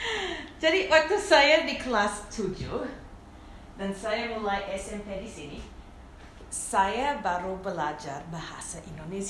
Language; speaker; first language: Indonesian; non-native, fluent; English